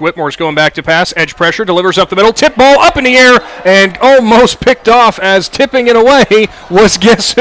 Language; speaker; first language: English; native; English